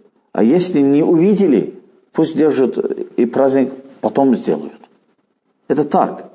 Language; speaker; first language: Russian; non-native, fluent; Azerbaijani